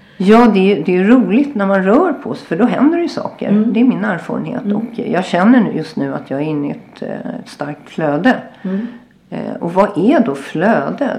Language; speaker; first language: Swedish; native; Swedish